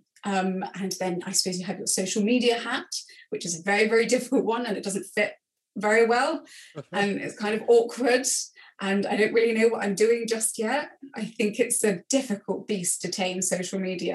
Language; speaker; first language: English; native; English